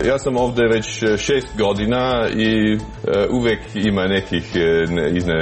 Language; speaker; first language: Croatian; non-native, fluent; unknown